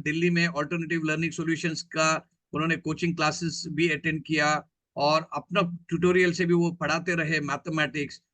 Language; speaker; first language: Hindi; non-native, local second language; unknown